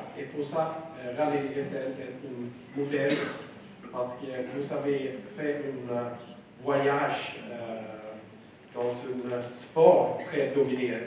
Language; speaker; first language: French; non-native, learner; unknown